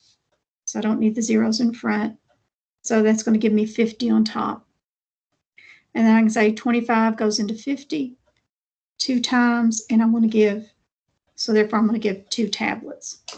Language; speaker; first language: English; native; English